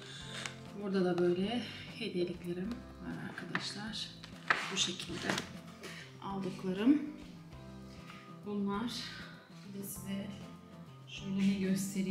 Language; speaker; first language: Turkish; native; Turkish